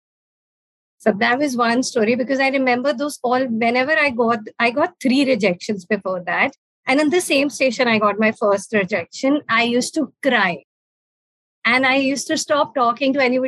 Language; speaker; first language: English; non-native, local second language; Punjabi